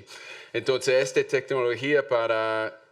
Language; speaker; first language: Spanish; non-native, learner; English